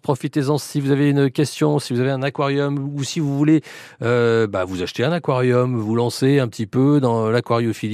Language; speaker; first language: French; native; French